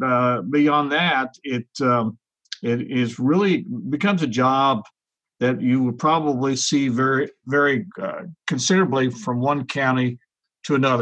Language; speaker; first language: English; native; English